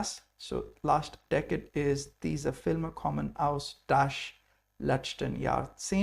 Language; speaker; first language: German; non-native, fluent; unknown